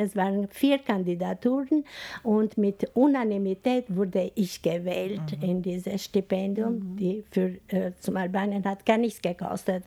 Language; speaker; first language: German; non-native, fluent; Albanian